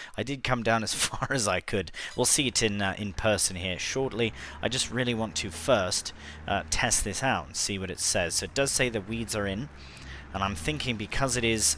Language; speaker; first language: English; native; English